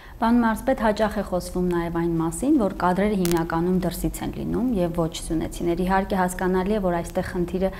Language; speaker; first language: Armenian; native; Armenian